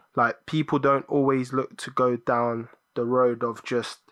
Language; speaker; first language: English; early bilingual, other home language; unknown